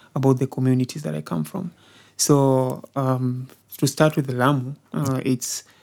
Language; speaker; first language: English; non-native, local second language; Swahili